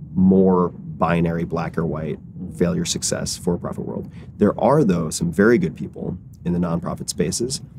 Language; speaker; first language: English; native; English